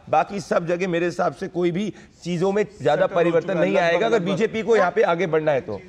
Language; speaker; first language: Hindi; native; Hindi